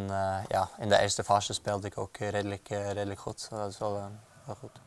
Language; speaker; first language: Dutch; non-native, fluent; Norwegian